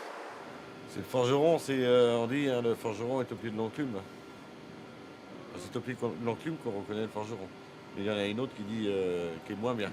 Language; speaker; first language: French; native; French